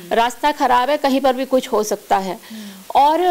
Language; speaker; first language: Hindi; native; Hindi